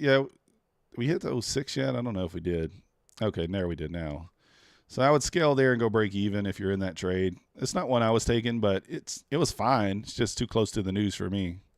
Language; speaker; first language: English; native; English